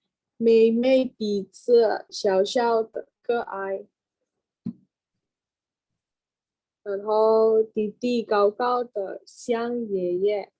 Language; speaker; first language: Chinese; non-native, learner; Indonesian